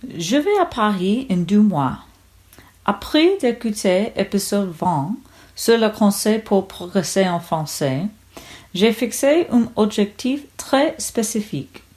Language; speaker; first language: French; non-native, learner; English